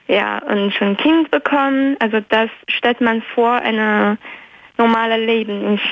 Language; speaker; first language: German; non-native, fluent; Chinese